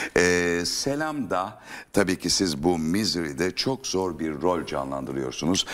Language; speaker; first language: Turkish; native; Turkish